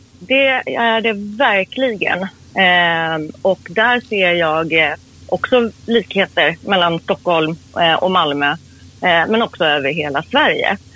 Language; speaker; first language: Swedish; early bilingual, other home language; Persian